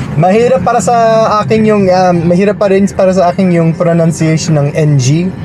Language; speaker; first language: Filipino; non-native, fluent; English